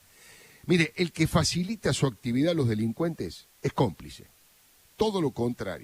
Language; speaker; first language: Spanish; native; Spanish